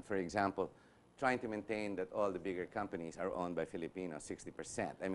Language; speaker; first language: English; non-native, local second language; Filipino